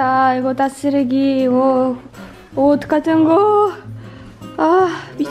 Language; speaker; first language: Korean; non-native, fluent; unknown